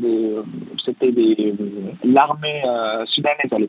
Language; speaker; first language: French; non-native, fluent; Arabic